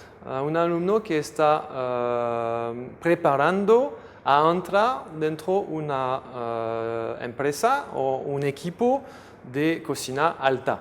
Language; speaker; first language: Spanish; non-native, fluent; French